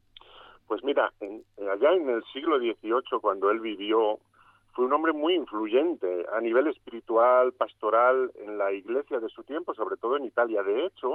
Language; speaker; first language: Spanish; native; Spanish